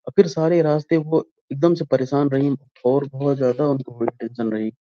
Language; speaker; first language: Hindi; native; Hindi